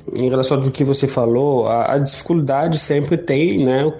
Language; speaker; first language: Portuguese; non-native, learner; Arabic